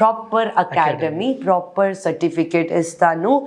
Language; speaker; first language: Telugu; non-native, learner; Hindi